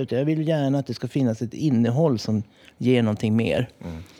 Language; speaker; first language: Swedish; native; Swedish